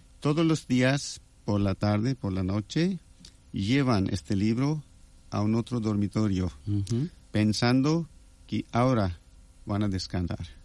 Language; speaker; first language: Spanish; non-native, fluent; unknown